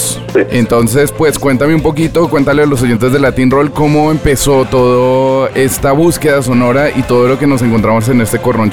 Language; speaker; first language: Spanish; native; Spanish